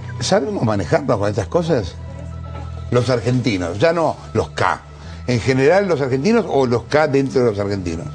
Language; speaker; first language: Spanish; native; Spanish